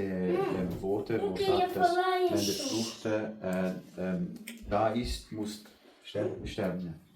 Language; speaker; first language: German; non-native, learner; Portuguese